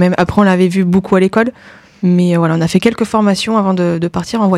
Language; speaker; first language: French; native; French